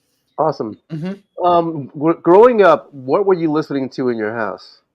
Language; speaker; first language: English; native; English